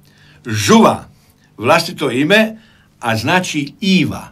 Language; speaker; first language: Croatian; native; Croatian